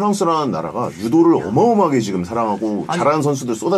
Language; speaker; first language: Korean; native; Korean